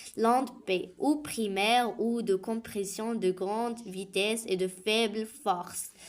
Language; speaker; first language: French; non-native, local second language; Arabic